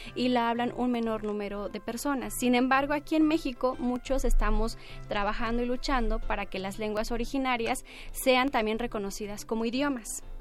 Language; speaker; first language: Spanish; native; Spanish